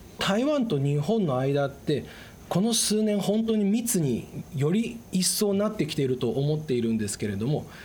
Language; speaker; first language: Japanese; early bilingual, other home language; Chinese